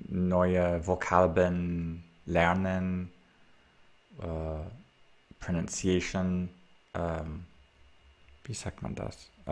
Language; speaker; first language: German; non-native, learner; English